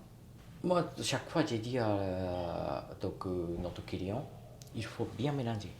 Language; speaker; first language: French; non-native, learner; Japanese